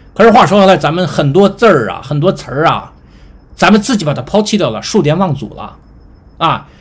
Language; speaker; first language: Chinese; native; Chinese